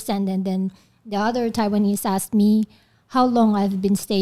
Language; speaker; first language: English; non-native, local second language; Filipino